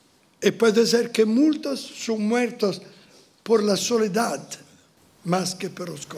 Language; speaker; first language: Spanish; non-native, fluent; Italian